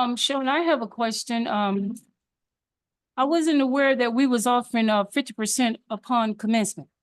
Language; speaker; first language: English; native; English